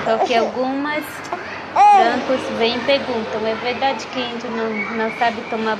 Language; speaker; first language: Portuguese; non-native, local second language; Guarani